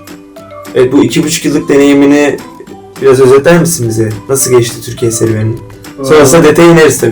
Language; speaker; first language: Turkish; native; Turkish